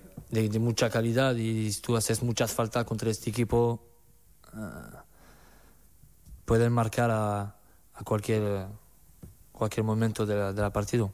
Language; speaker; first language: Spanish; non-native, learner; French